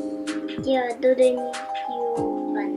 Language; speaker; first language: Japanese; native; Japanese